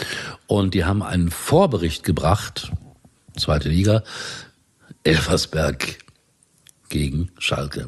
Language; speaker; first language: German; native; German